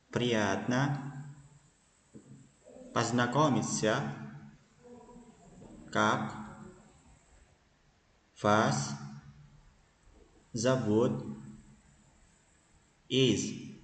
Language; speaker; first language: Russian; non-native, fluent; Indonesian